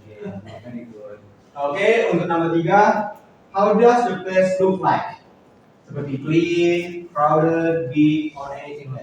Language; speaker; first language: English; non-native, fluent; Indonesian